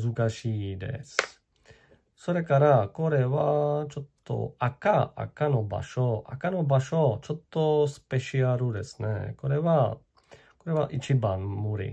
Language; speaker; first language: Japanese; non-native, learner; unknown